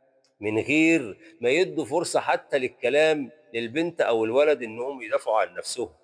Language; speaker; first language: Arabic; native; Arabic